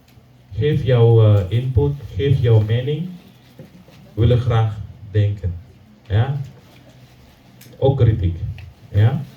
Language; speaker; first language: Dutch; non-native, learner; Indonesian